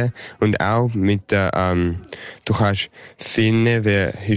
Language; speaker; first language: German; early bilingual, heritage; English